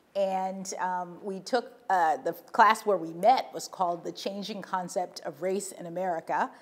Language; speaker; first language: English; native; English